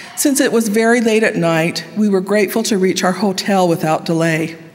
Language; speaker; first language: English; native; English